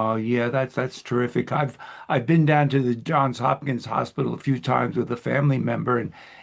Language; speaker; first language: English; native; English